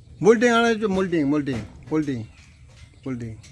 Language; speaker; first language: Korean; native; Korean